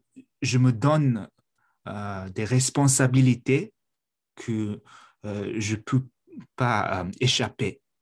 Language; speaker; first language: French; non-native, fluent; Mongolian